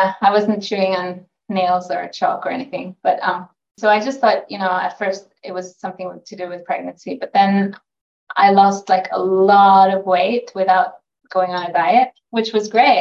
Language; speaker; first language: English; non-native, fluent; Norwegian